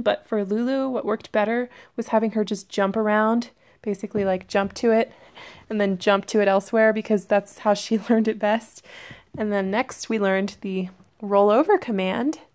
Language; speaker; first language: English; native; English